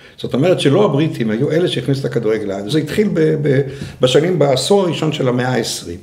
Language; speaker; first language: Hebrew; native; Hebrew